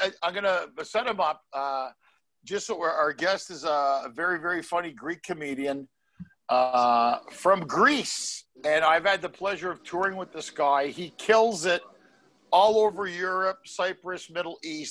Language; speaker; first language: English; native; English